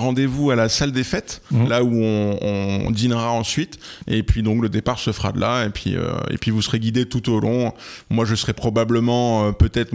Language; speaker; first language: French; native; French